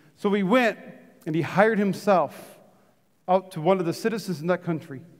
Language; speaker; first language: English; native; English